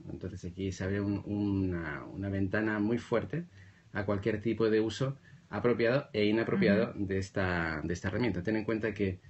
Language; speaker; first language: Spanish; native; Spanish